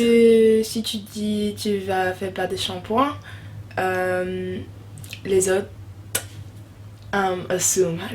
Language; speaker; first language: French; early bilingual, heritage; English